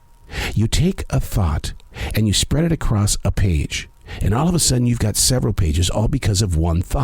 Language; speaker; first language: English; native; English